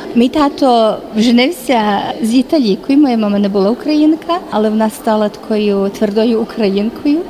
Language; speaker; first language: Ukrainian; early bilingual, heritage; Ukrainian